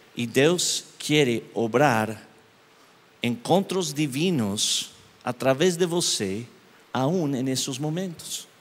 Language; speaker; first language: Portuguese; non-native, learner; English